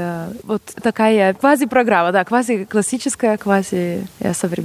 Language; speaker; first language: Russian; non-native, fluent; Lithuanian